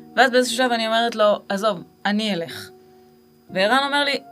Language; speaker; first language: Hebrew; native; Hebrew